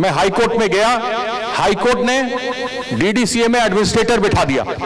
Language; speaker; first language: Hindi; native; Hindi